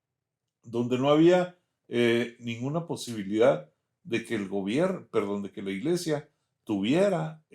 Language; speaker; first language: Spanish; native; Spanish